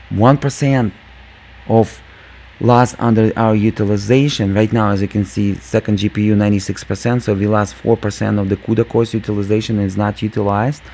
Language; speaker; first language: English; non-native, fluent; Russian